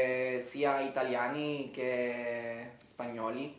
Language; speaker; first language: Italian; non-native, learner; Spanish